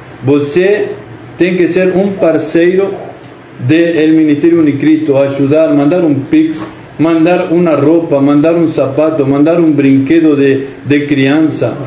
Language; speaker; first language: Portuguese; non-native, fluent; Spanish